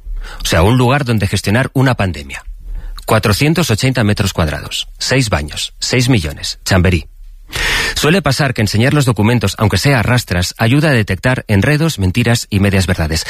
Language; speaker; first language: Spanish; native; Spanish